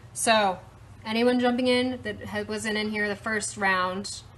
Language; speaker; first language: English; native; English